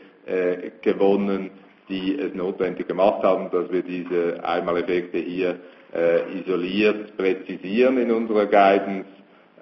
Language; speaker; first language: German; native; German